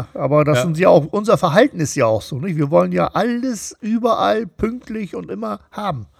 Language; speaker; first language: German; native; German